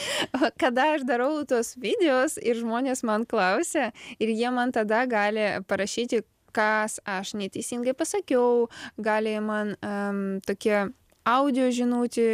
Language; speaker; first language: Lithuanian; non-native, learner; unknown